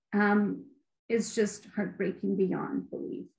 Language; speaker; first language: English; non-native, fluent; Ukrainian